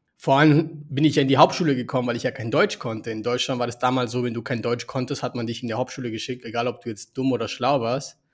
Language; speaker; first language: German; early bilingual, other home language; Spanish